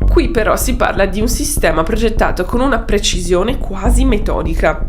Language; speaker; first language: Italian; native; Italian